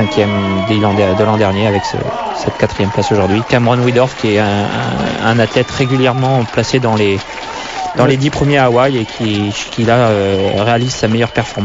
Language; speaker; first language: French; native; French